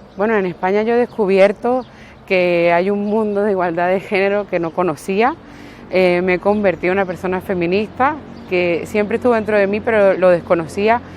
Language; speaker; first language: Spanish; native; Spanish